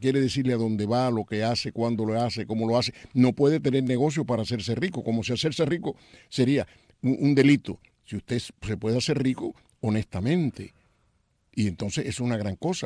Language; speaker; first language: Spanish; native; Spanish